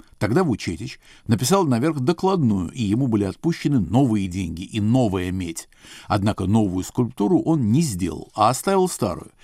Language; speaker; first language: Russian; native; Russian